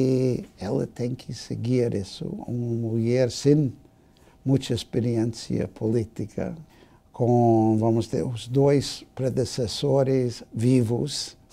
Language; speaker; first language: Portuguese; non-native, fluent; English